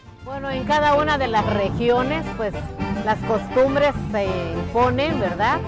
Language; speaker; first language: Spanish; native; Spanish